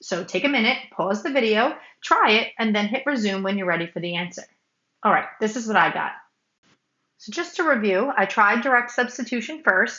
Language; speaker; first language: English; native; English